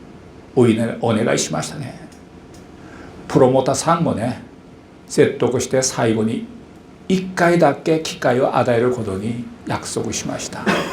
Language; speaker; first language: Japanese; non-native, fluent; Korean